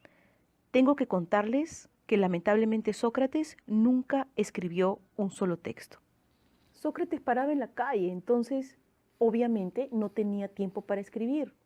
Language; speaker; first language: Spanish; native; Spanish